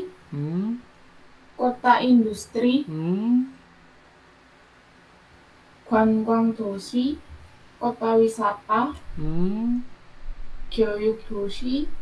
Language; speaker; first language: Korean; non-native, learner; Indonesian